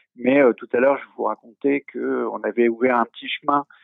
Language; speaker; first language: French; native; French